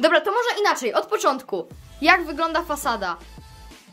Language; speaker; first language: Polish; native; Polish